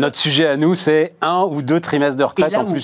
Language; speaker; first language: French; native; French